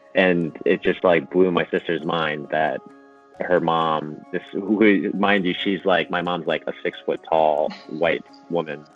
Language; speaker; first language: English; non-native, fluent; Japanese